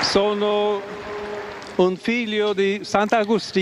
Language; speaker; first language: Italian; non-native, fluent; English